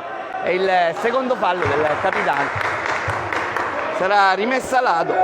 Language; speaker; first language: Italian; native; Italian